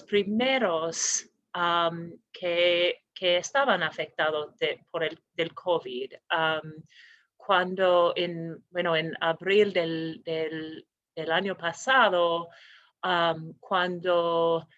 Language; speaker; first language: Spanish; non-native, fluent; English